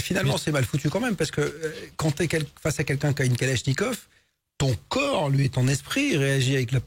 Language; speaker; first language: French; native; French